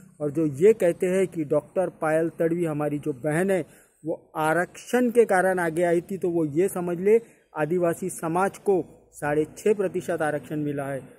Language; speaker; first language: Hindi; native; Hindi